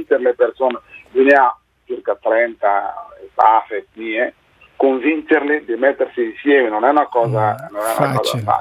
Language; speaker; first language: Italian; non-native, fluent; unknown